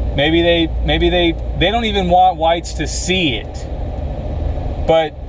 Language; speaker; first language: English; native; English